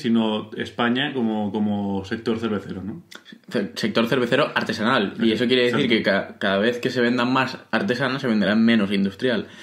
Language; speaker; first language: Spanish; native; Spanish